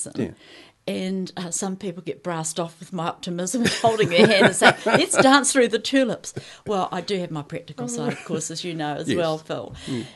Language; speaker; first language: English; native; English